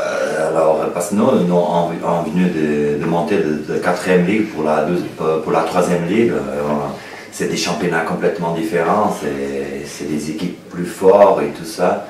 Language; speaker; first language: French; non-native, learner; Portuguese